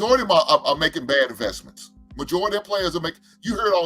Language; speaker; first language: English; native; English